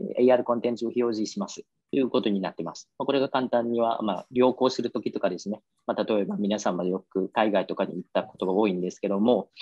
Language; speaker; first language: Japanese; non-native, fluent; Vietnamese